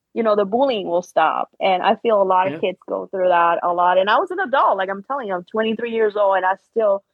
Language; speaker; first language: English; non-native, fluent; Spanish